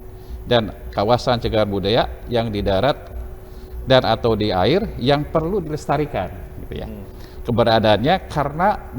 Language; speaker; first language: Indonesian; native; Indonesian